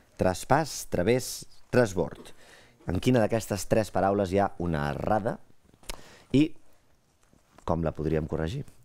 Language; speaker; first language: Catalan; native; Catalan